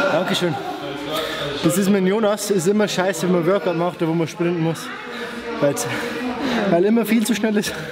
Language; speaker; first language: German; native; German